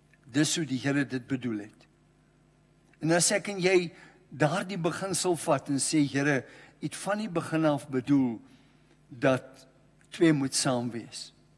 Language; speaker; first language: Afrikaans; non-native, local second language; English